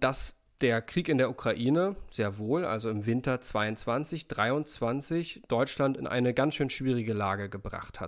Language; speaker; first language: German; native; German